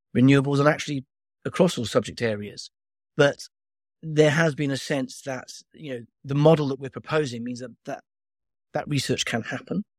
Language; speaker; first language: English; native; English